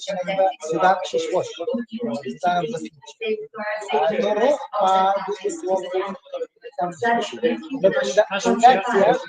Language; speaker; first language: Polish; non-native, learner; Arabic